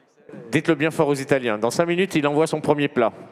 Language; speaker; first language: French; native; French